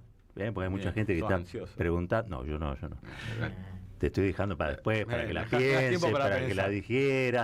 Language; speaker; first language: Spanish; native; Spanish